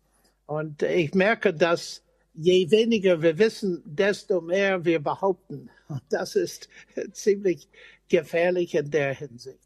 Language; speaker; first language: German; non-native, fluent; English